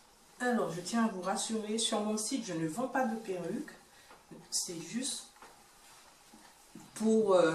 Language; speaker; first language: French; native; French